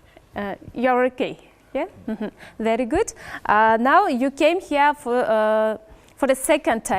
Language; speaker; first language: English; non-native, fluent; Kyrgyz